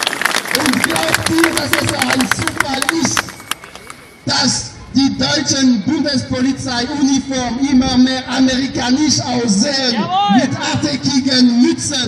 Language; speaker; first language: German; non-native, fluent; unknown